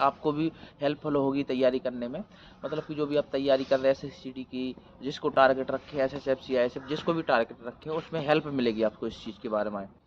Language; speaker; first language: Hindi; native; Hindi